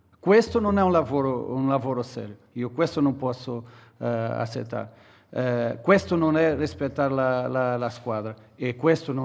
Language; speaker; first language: Italian; non-native, learner; Portuguese